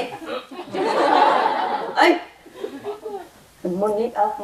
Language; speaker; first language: German; non-native, learner; Vietnamese